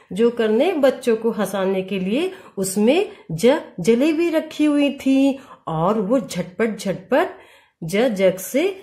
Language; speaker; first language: Hindi; native; Hindi